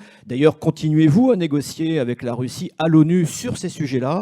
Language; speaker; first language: French; native; French